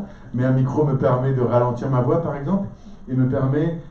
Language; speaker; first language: French; native; French